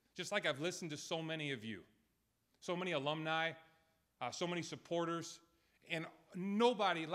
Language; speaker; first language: English; native; English